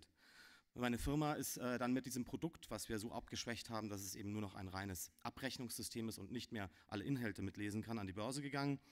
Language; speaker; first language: German; native; German